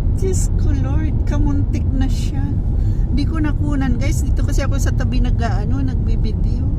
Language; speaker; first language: Filipino; non-native, local second language; Bikol